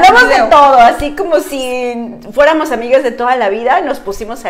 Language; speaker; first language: Spanish; native; Spanish